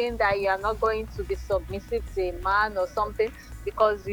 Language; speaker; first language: English; non-native, local second language; Yoruba